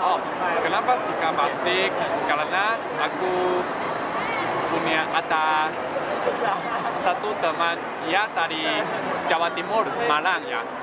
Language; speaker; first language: Indonesian; non-native, learner; Chinese